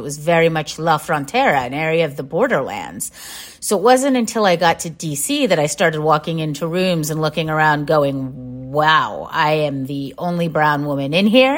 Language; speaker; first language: English; native; English